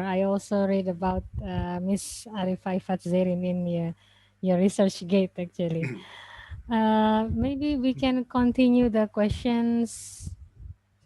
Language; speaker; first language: English; non-native, fluent; Indonesian